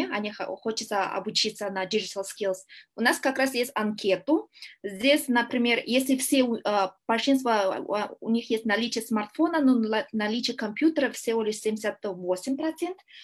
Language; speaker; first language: Russian; non-native, learner; Kyrgyz